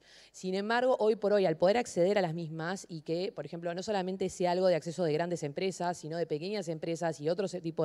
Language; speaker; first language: Spanish; native; Spanish